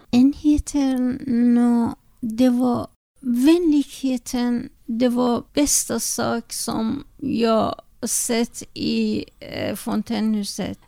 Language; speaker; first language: Swedish; non-native, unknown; Persian